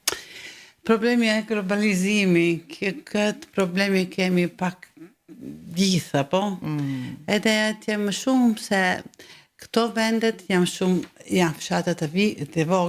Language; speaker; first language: Albanian; early bilingual, heritage; Albanian